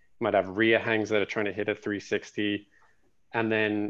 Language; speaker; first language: English; native; English